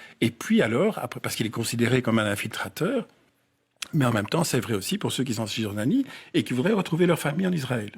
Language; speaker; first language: French; native; French